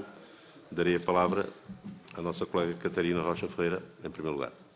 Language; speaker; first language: Portuguese; native; Portuguese